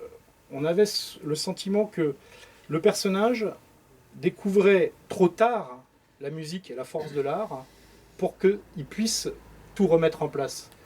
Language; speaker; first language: French; native; French